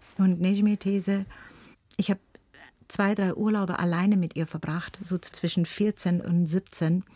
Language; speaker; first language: German; early bilingual, other home language; Turkish